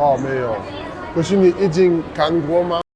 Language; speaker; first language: Chinese; non-native, learner; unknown